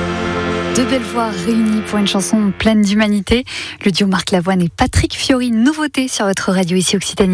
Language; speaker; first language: French; native; French